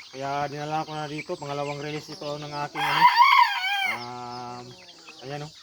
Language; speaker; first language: Filipino; non-native, local second language; Cebuano